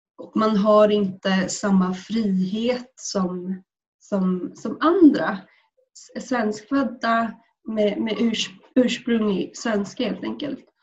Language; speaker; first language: Swedish; early bilingual, other home language; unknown